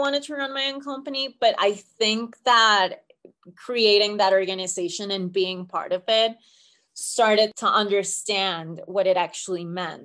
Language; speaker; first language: English; non-native, fluent; Spanish